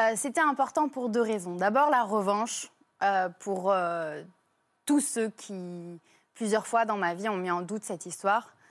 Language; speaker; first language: French; native; French